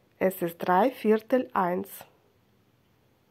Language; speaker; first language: German; non-native, fluent; Russian